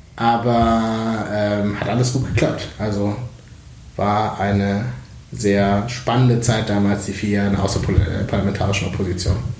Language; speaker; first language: German; native; German